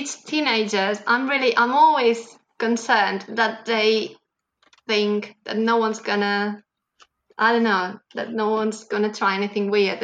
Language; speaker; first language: English; non-native, fluent; Catalan